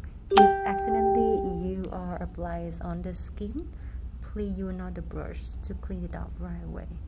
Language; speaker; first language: English; non-native, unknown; Vietnamese